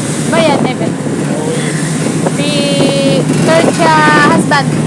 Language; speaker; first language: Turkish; non-native, learner; Cebuano